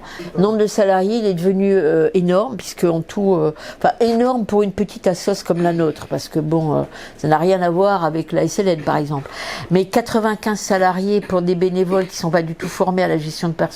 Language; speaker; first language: French; native; French